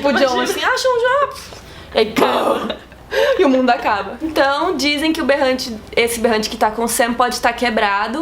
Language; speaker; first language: Portuguese; native; Portuguese